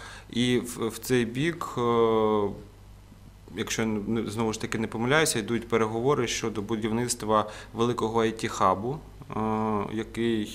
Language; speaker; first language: Ukrainian; native; Ukrainian